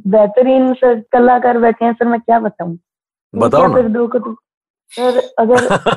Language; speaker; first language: Hindi; native; Hindi